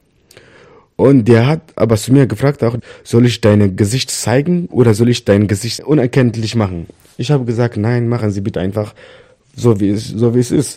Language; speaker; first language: German; non-native, fluent; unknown